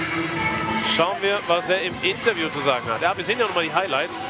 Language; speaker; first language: German; native; German